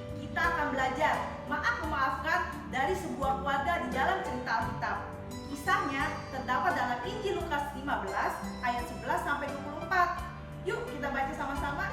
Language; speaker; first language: Indonesian; native; Indonesian